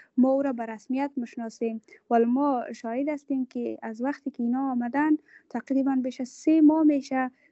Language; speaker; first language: Persian; native; Persian